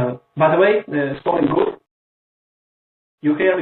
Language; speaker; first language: English; non-native, learner; Estonian